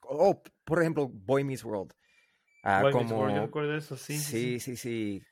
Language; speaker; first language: Spanish; non-native, learner; English